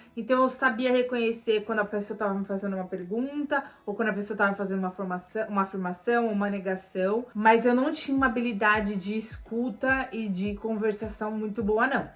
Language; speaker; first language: Portuguese; native; Portuguese